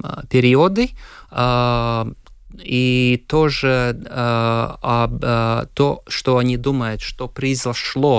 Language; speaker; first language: Russian; non-native, local second language; Latvian